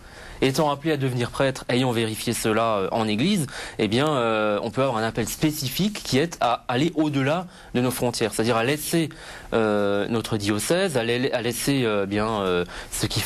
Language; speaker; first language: French; native; French